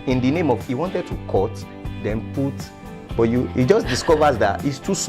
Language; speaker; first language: English; non-native, local second language; Yoruba